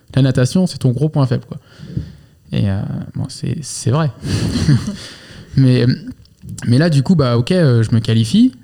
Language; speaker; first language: French; native; French